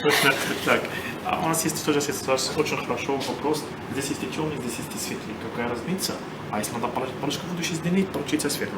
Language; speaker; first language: Russian; non-native, learner; Arabic